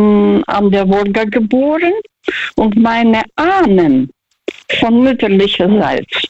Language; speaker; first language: German; non-native, fluent; Russian